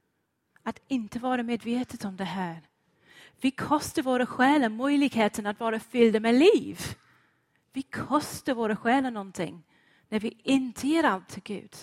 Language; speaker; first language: Swedish; non-native, fluent; English